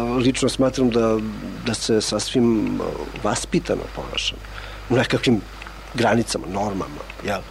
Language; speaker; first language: Serbian; non-native, local second language; Albanian